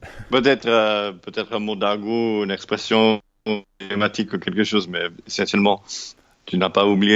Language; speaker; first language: French; non-native, fluent; English